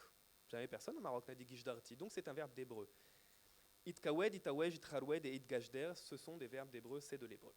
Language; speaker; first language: French; native; French